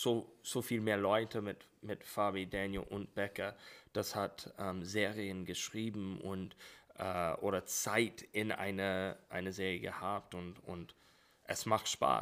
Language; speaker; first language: German; non-native, fluent; English